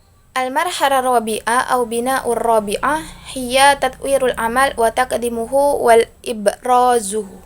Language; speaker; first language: Arabic; non-native, learner; Indonesian